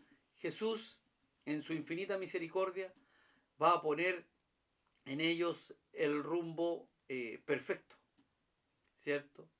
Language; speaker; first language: Spanish; native; Spanish